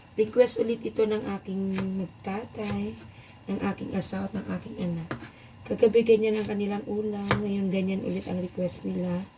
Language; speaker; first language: Filipino; native; Filipino